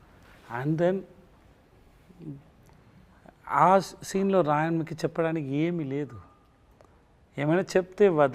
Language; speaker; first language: Telugu; non-native, learner; Tamil